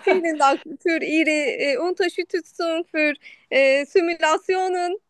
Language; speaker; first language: German; non-native, learner; Turkish